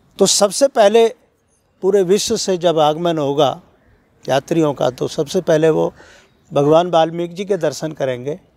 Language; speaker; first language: Hindi; native; Hindi